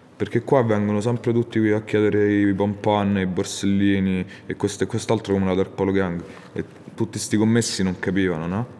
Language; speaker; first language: Italian; native; Italian